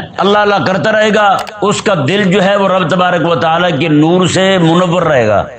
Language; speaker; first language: Urdu; non-native, local second language; Punjabi